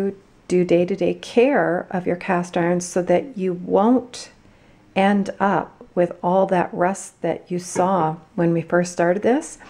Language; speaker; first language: English; native; English